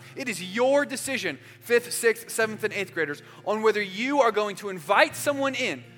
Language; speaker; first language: English; native; English